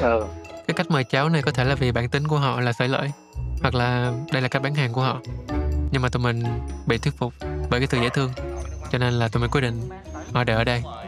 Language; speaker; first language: Vietnamese; native; Vietnamese